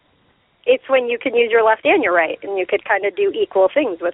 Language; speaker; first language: English; native; English